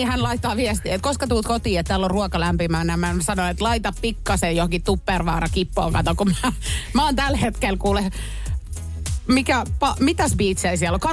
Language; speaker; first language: Finnish; native; Finnish